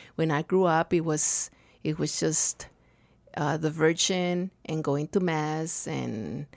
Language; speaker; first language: English; non-native, fluent; Spanish